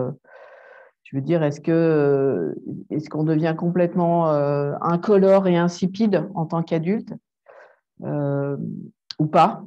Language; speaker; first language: French; native; French